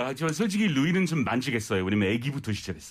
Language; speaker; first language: Korean; non-native, learner; English